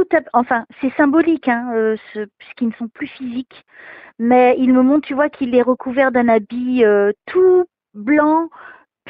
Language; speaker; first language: French; native; French